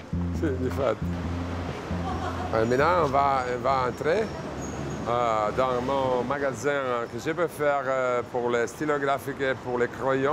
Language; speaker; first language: French; non-native, fluent; Italian